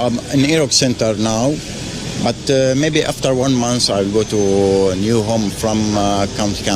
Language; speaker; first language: English; non-native, learner; Arabic